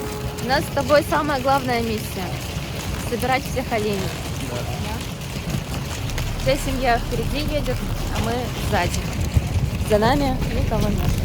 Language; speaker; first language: Russian; native; Russian